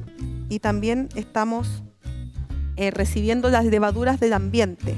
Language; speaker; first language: Spanish; native; Spanish